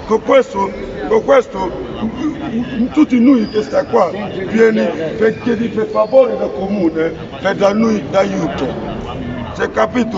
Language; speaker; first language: Italian; non-native, learner; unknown